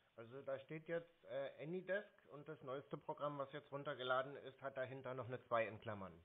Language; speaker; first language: German; native; German